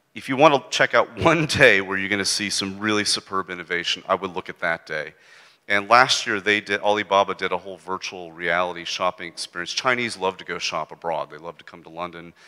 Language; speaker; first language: English; native; English